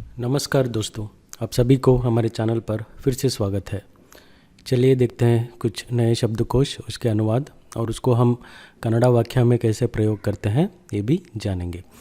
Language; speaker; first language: Hindi; non-native, local second language; Kannada